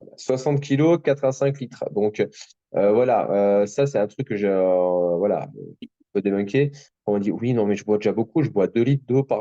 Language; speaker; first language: French; native; French